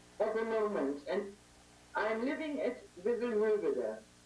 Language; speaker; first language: English; non-native, learner; German